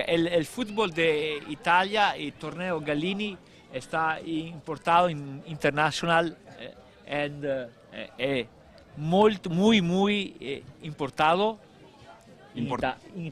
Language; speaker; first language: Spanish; non-native, learner; Italian